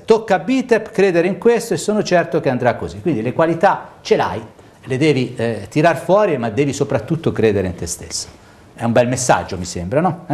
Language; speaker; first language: Italian; native; Italian